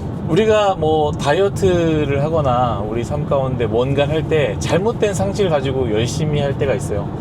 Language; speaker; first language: Korean; native; Korean